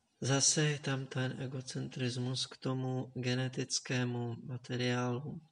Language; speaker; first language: Czech; native; Czech